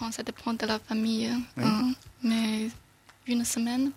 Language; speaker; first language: French; non-native, learner; Chinese